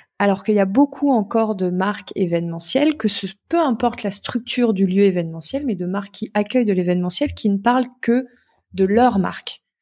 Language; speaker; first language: French; native; French